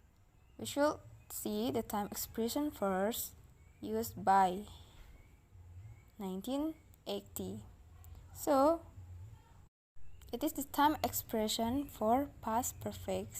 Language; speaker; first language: English; non-native, learner; Indonesian